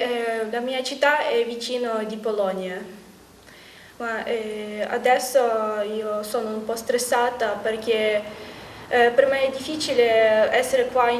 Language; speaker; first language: Italian; non-native, learner; Ukrainian